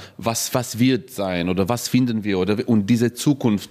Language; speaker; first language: German; non-native, fluent; Hebrew